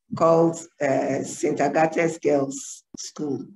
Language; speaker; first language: English; non-native, local second language; Ewe